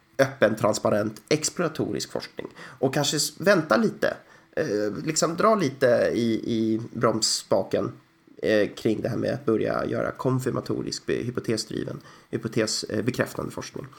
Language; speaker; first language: Swedish; native; Swedish